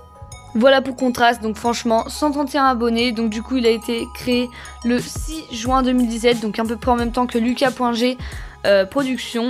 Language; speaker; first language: French; native; French